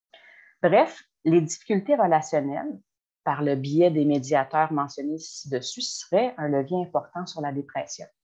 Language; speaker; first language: French; native; French